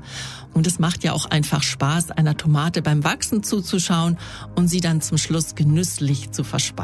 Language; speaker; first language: German; native; German